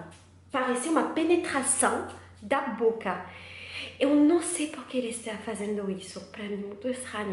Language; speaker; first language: Portuguese; non-native, learner; French